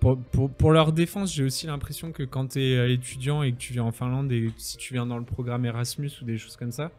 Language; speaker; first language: French; native; French